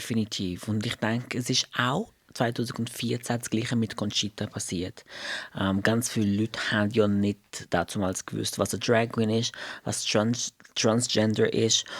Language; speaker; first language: German; non-native, fluent; Portuguese